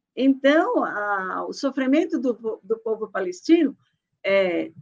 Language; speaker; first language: Portuguese; early bilingual, other home language; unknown